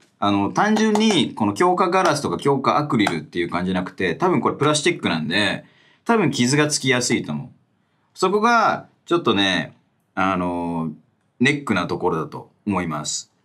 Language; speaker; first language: Japanese; native; Japanese